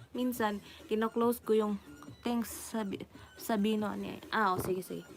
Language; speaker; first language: Filipino; non-native, local second language; Cebuano